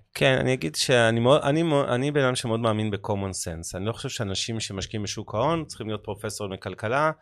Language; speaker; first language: Hebrew; native; Hebrew